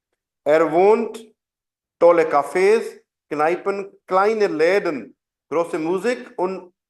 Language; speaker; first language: German; non-native, fluent; Hindi